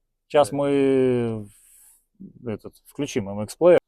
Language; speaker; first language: Russian; native; Russian